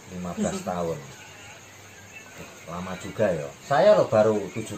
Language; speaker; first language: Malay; non-native, local second language; Javanese